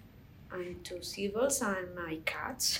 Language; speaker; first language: English; non-native, learner; Spanish